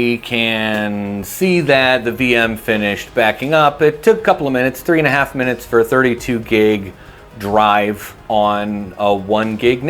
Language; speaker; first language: English; native; English